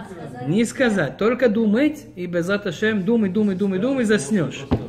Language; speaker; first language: Russian; early bilingual, heritage; Russian